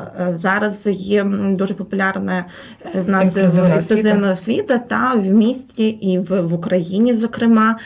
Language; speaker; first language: Ukrainian; native; Ukrainian